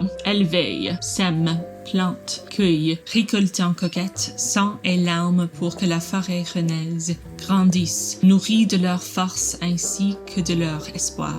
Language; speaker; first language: French; non-native, learner; English